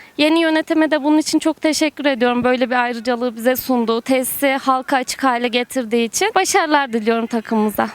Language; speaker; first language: Turkish; native; Turkish